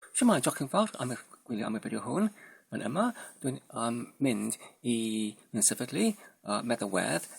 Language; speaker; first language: Welsh; non-native, learner; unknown